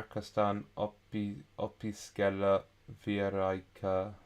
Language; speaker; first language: Finnish; non-native, learner; English